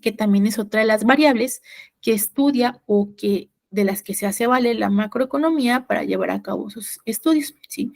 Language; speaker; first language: Spanish; native; Spanish